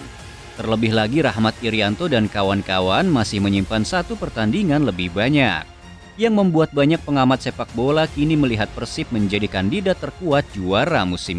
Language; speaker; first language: Indonesian; native; Indonesian